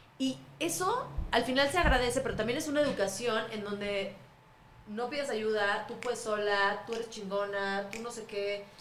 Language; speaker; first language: Spanish; native; Spanish